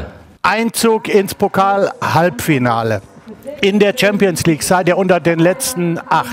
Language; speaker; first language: German; native; German